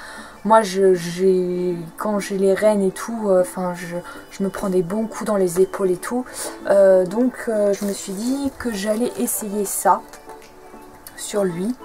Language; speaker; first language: French; native; French